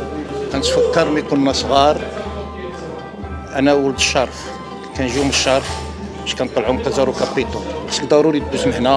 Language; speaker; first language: Arabic; native; Arabic